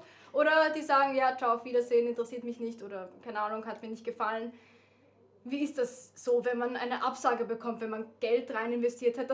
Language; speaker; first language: German; native; German